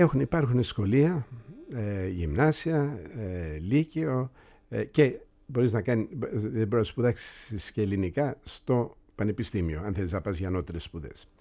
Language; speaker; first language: Greek; early bilingual, heritage; Greek